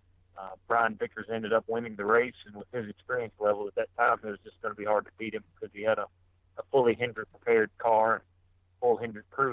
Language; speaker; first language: English; native; English